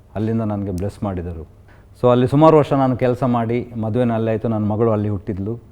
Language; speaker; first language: Kannada; non-native, local second language; Konkani